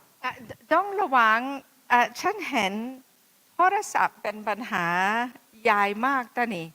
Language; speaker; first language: Thai; non-native, fluent; English